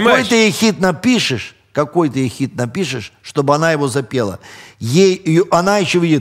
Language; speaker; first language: Russian; native; Russian